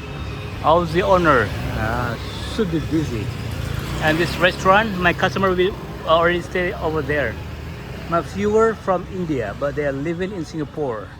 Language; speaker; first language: English; non-native, learner; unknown